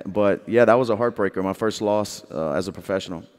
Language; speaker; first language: English; native; English